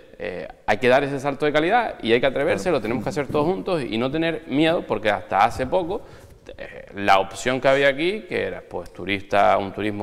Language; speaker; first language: Spanish; native; Spanish